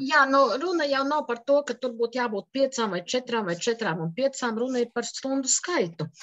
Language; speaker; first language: Latvian; native; Latvian